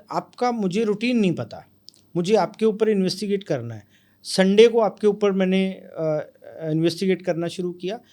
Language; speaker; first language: Hindi; non-native, local second language; Punjabi